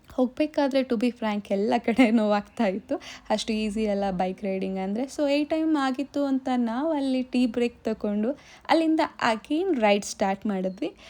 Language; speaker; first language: Kannada; non-native, local second language; Tamil